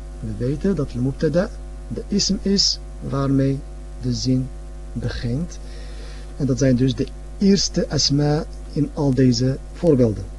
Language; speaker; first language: Dutch; early bilingual, other home language; Arabic